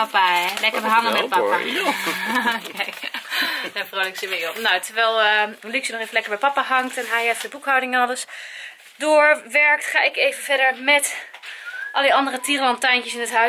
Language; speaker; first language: Dutch; native; Dutch